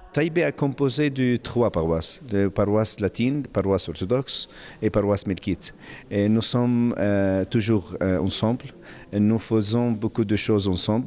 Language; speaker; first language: French; non-native, learner; Arabic